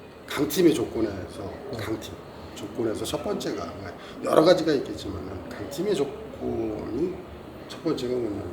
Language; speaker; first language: Korean; native; Korean